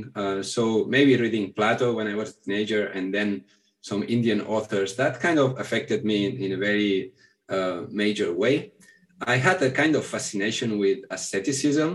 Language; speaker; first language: English; non-native, fluent; Catalan